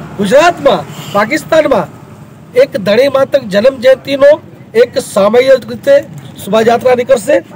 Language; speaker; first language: Gujarati; non-native, local second language; Kachhi